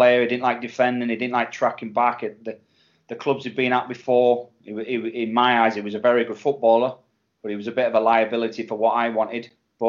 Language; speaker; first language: English; native; English